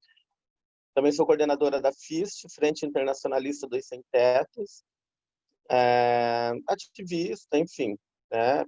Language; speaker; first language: Portuguese; native; Portuguese